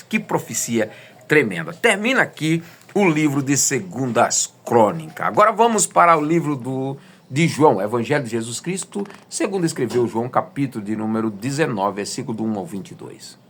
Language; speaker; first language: Portuguese; native; Portuguese